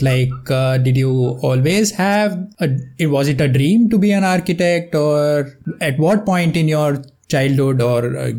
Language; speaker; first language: English; non-native, local second language; Kannada